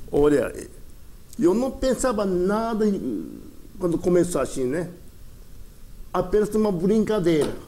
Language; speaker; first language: Portuguese; early bilingual, other home language; Japanese